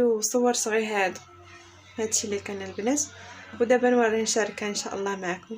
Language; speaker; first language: Arabic; native; Arabic